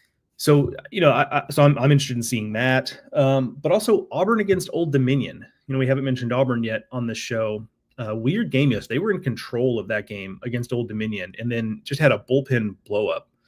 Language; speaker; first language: English; native; English